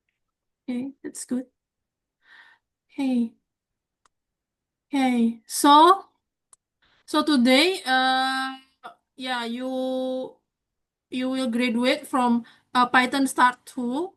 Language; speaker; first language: English; non-native, fluent; Indonesian